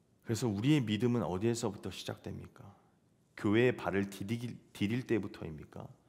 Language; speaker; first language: Korean; native; Korean